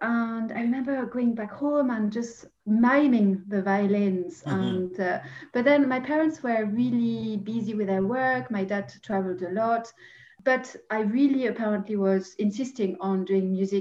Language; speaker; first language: English; non-native, fluent; French